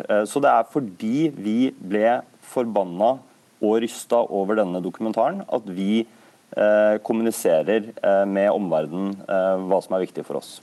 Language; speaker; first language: Norwegian; native; Norwegian